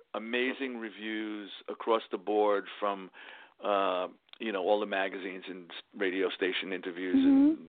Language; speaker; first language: English; native; English